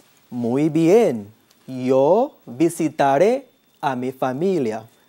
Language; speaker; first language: Spanish; non-native, fluent; English